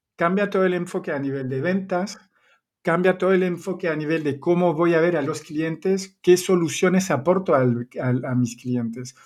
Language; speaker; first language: Spanish; non-native, fluent; French